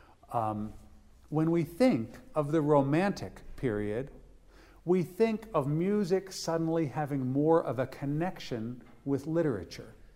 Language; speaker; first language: English; native; English